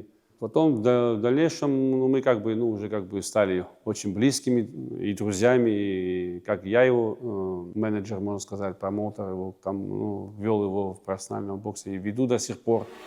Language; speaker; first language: Russian; native; Russian